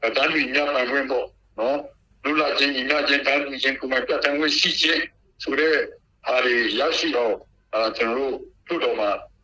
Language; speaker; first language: Burmese; non-native, local second language; Karen languages